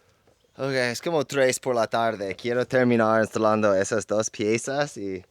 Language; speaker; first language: Spanish; non-native, fluent; English